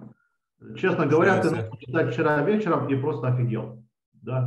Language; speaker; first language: Russian; native; Russian